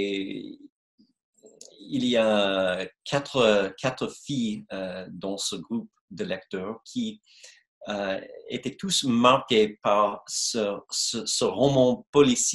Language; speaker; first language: French; non-native, fluent; English